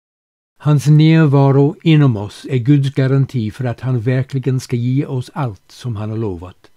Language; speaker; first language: Swedish; non-native, fluent; English